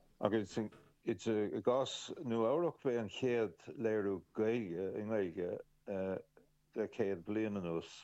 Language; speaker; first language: Irish; native; Irish